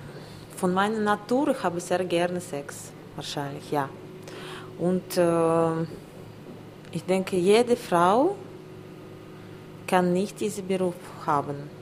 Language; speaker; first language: German; non-native, learner; Russian